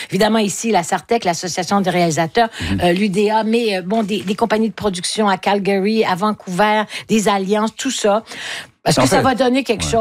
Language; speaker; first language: French; native; French